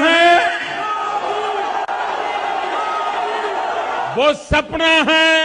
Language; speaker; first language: Hindi; non-native, local second language; Gujarati